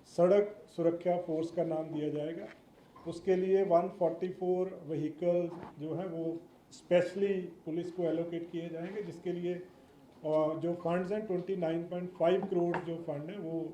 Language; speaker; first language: Hindi; non-native, local second language; Punjabi